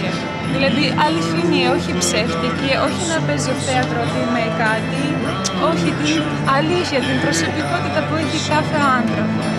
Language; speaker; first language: Greek; non-native, fluent; Ukrainian